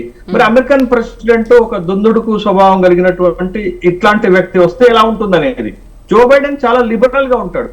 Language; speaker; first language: Telugu; native; Telugu